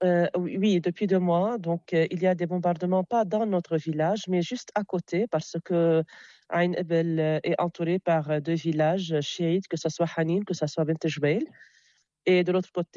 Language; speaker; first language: French; non-native, local second language; Arabic